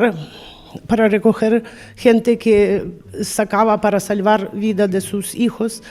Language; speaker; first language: Spanish; non-native, learner; Ukrainian